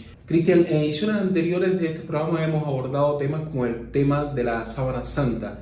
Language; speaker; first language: Spanish; native; Spanish